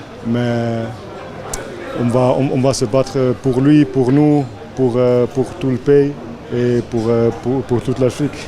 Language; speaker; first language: French; non-native, fluent; English